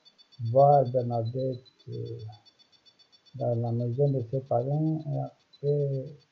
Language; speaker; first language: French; non-native, learner; Romanian